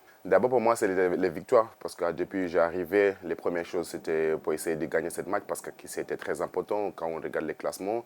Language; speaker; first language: French; non-native, fluent; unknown